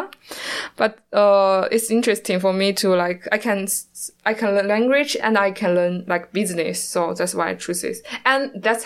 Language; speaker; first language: English; non-native, learner; Chinese